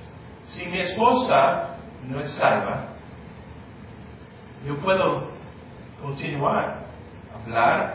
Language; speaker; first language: Spanish; non-native, fluent; English